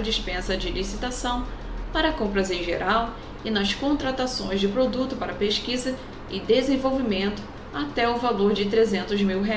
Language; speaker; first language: Portuguese; native; Portuguese